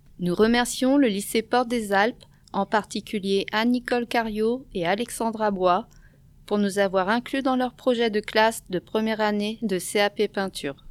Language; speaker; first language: French; native; French